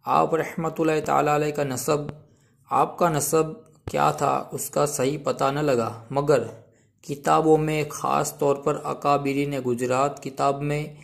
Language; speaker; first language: Urdu; non-native, local second language; Gujarati